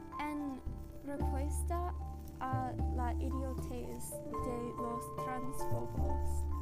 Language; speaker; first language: Spanish; non-native, learner; English